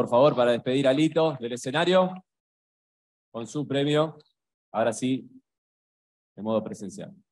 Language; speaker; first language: Spanish; native; Spanish